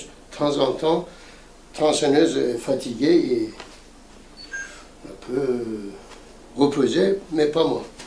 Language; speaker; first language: French; non-native, fluent; Turkish